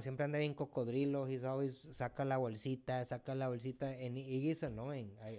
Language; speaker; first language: English; early bilingual, other home language; Spanish